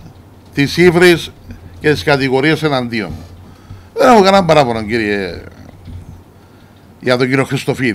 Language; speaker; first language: Greek; native; Greek